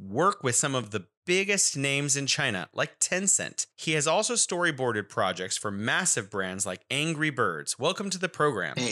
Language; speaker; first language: English; native; English